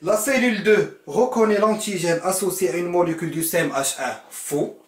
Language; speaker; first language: French; non-native, local second language; Arabic